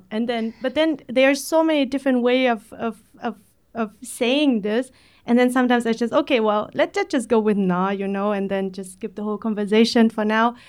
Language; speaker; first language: English; early bilingual, other home language; Vietnamese